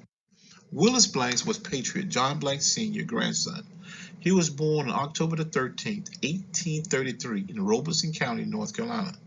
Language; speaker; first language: English; native; English